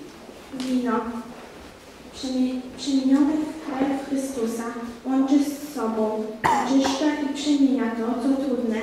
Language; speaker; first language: Polish; native; Polish